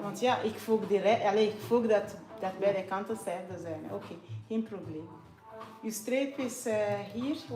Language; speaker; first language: Dutch; non-native, fluent; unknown